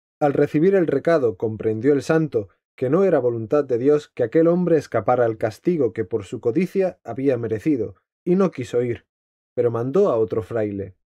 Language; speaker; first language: Spanish; native; Spanish